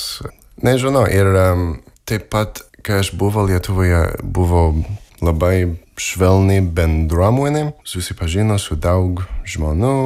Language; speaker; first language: Lithuanian; non-native, learner; English